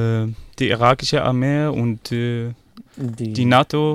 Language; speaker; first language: German; non-native, fluent; Arabic